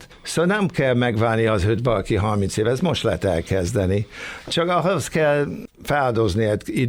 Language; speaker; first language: Hungarian; early bilingual, other home language; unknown